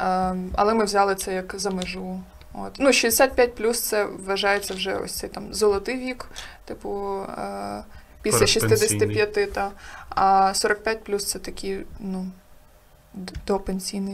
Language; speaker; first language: Ukrainian; native; Ukrainian